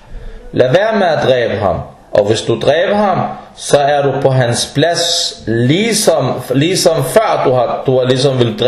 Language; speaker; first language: Danish; non-native, fluent; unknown